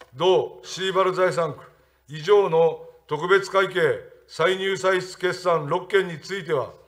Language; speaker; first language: Japanese; native; Japanese